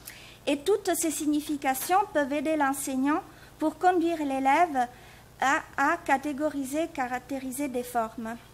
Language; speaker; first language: French; native; French